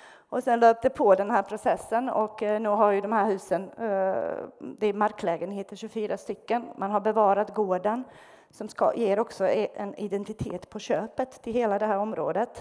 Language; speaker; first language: Swedish; non-native, fluent; Bosnian